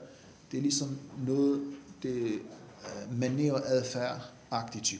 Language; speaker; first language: Danish; non-native, fluent; Arabic